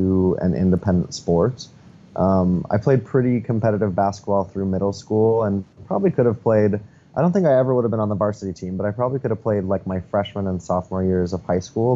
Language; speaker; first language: English; native; English